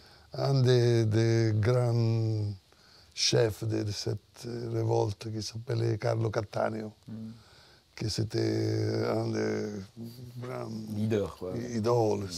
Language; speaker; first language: French; non-native, fluent; Italian